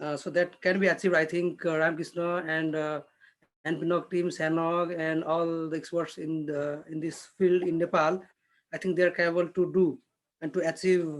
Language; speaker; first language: English; non-native, local second language; Nepali